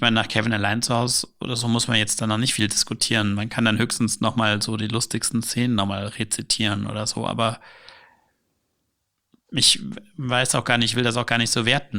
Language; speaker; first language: German; native; German